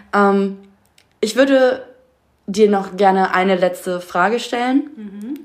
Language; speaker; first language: German; native; German